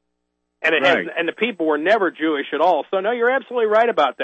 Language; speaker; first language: English; native; English